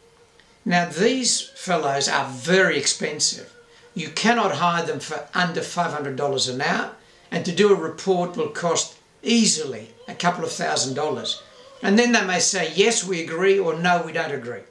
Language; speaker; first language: English; native; English